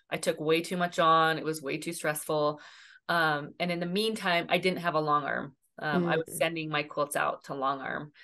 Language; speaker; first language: English; native; English